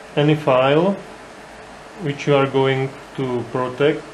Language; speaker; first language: English; non-native, learner; Czech